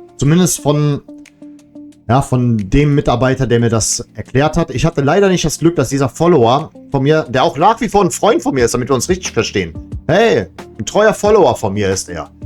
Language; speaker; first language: German; early bilingual, other home language; Serbian